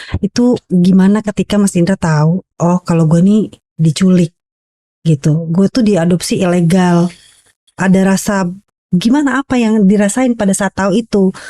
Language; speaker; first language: Indonesian; native; Indonesian